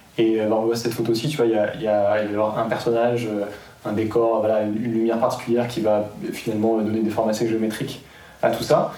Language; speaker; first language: French; native; French